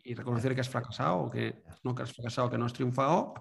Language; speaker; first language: Spanish; native; Spanish